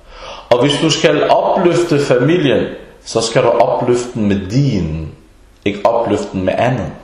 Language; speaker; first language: Danish; early bilingual, other home language; Arabic